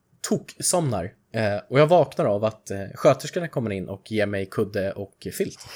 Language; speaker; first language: Swedish; native; Swedish